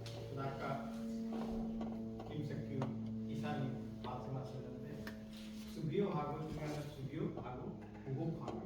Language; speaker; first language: Korean; non-native, fluent; Hindi